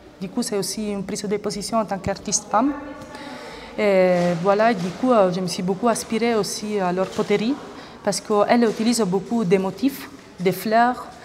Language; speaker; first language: French; non-native, fluent; Italian